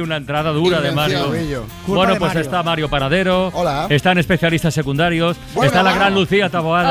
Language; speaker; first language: Spanish; native; Spanish